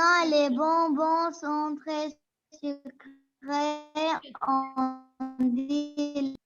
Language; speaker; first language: French; non-native, learner; Arabic